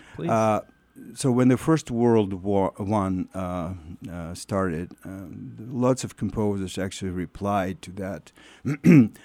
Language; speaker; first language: English; non-native, fluent; Russian